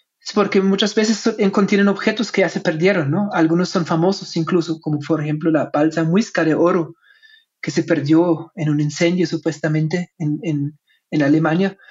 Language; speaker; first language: Spanish; non-native, fluent; German